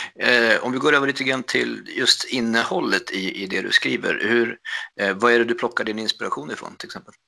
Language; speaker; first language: Swedish; native; Swedish